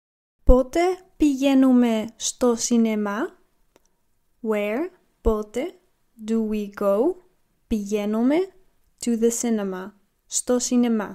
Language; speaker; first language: Greek; non-native, learner; English